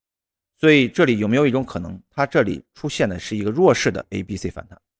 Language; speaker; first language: Chinese; native; Chinese